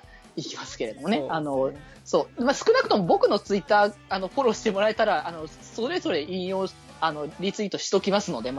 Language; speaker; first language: Japanese; native; Japanese